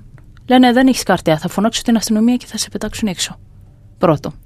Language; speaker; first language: Greek; non-native, fluent; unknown